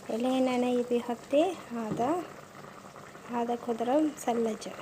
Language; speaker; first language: Arabic; non-native, learner; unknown